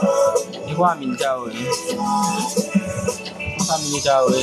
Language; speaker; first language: Spanish; non-native, learner; Haitian Creole